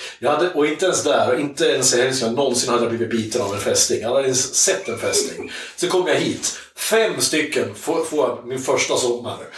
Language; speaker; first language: Swedish; native; Swedish